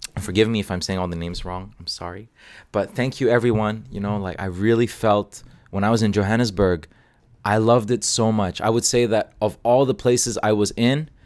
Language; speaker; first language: English; non-native, local second language; Cantonese